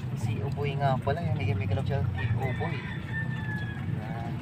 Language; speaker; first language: Filipino; native; Filipino